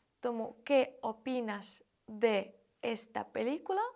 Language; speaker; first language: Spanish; non-native, fluent; Ukrainian